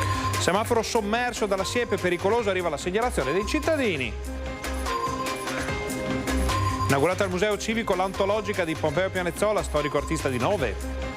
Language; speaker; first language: Italian; native; Italian